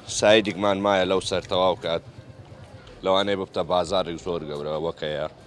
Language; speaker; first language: Central Kurdish; non-native, local second language; Kurdish